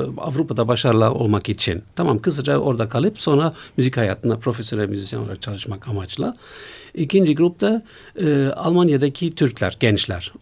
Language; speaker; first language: Turkish; non-native, fluent; German